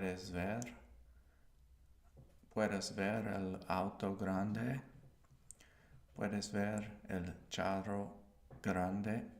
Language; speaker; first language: Spanish; non-native, learner; English